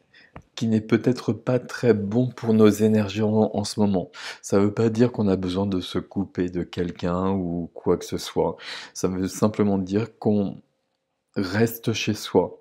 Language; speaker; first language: French; native; French